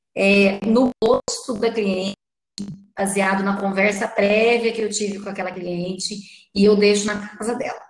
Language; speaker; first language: Portuguese; native; Portuguese